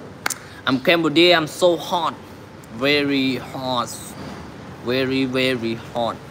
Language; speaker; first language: English; non-native, learner; Khmer